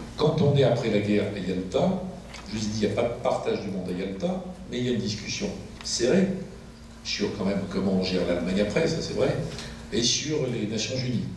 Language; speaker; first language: French; native; French